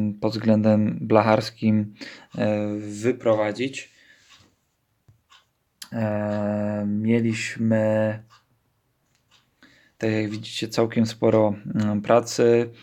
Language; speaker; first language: Polish; native; Polish